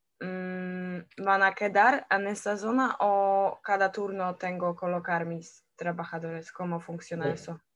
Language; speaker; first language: Spanish; non-native, learner; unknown